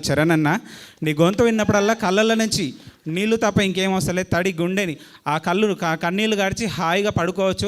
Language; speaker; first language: Telugu; native; Telugu